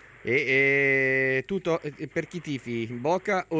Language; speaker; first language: Italian; native; Italian